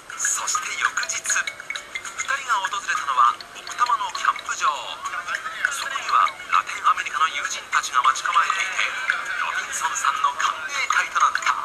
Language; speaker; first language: Japanese; native; Japanese